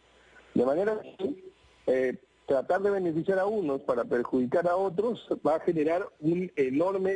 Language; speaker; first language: Spanish; native; Spanish